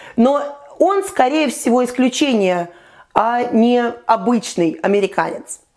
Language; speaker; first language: Russian; native; Russian